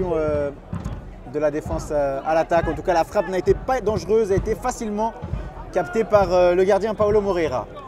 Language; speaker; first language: French; native; French